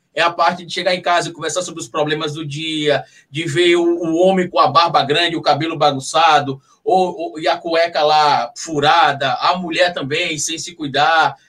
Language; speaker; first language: Portuguese; native; Portuguese